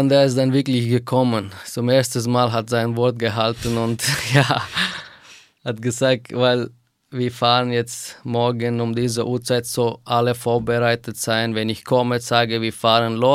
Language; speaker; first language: German; non-native, fluent; Persian